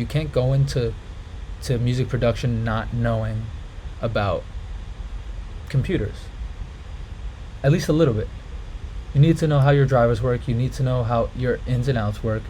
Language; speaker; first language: English; native; English